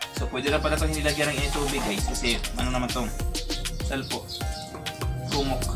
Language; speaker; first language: Filipino; non-native, local second language; Cebuano